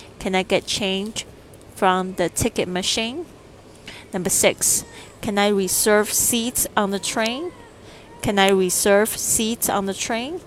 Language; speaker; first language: English; non-native, fluent; Chinese